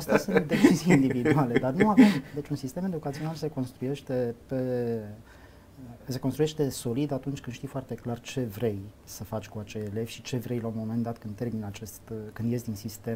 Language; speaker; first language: Romanian; native; Romanian